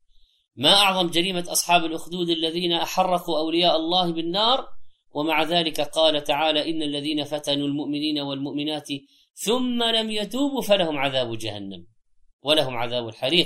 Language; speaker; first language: Arabic; native; Arabic